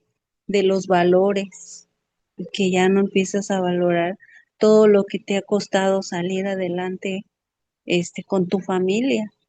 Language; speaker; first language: Spanish; native; Spanish